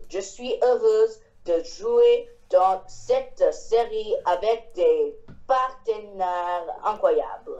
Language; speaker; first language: French; non-native, learner; Chinese